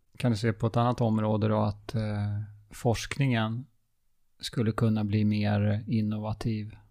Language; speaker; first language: Swedish; native; Swedish